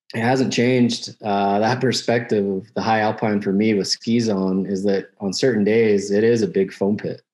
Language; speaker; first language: English; native; English